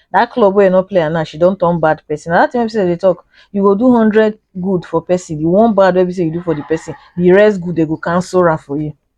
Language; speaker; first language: Nigerian Pidgin; native; Nigerian Pidgin